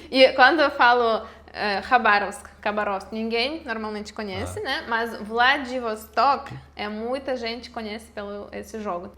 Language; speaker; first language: Portuguese; non-native, fluent; Russian